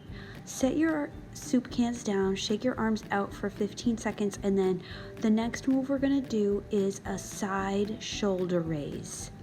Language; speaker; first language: English; native; English